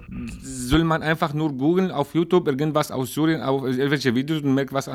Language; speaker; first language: German; non-native, learner; Arabic